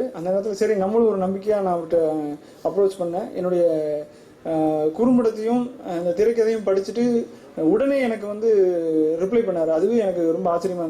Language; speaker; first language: Tamil; native; Tamil